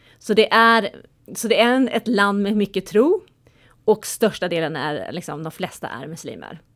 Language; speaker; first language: Swedish; native; Swedish